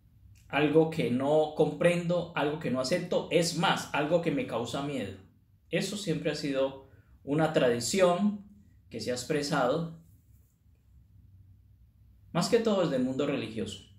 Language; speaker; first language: Spanish; native; Spanish